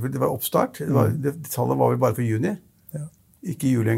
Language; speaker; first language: Norwegian; native; Norwegian